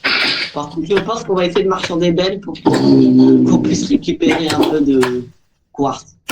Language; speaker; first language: French; native; French